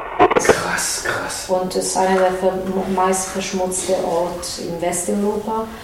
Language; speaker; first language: German; non-native, fluent; Italian